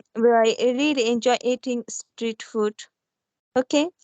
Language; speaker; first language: English; non-native, learner; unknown